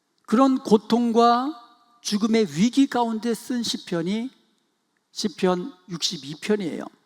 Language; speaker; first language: Korean; native; Korean